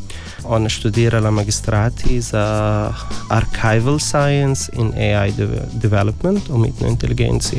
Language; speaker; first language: Slovenian; non-native, learner; Arabic